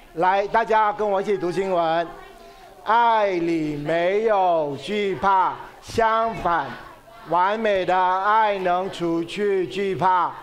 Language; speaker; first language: Chinese; native; Chinese